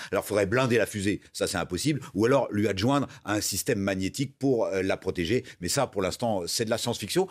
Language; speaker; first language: French; native; French